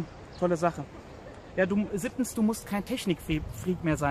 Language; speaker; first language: German; native; German